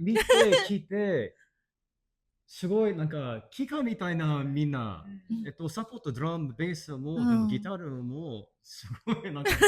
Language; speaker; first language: Japanese; non-native, learner; English